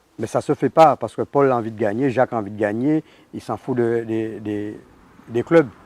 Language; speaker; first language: French; native; French